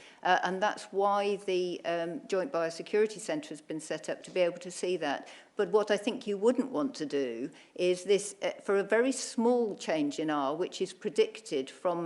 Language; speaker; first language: English; native; English